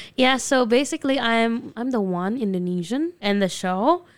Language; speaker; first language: English; non-native, fluent; Indonesian